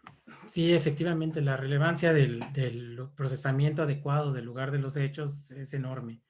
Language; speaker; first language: Spanish; native; Spanish